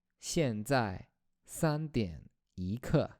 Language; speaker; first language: Chinese; non-native, fluent; Polish